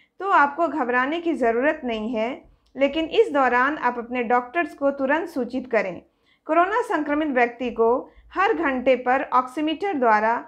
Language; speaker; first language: Hindi; native; Hindi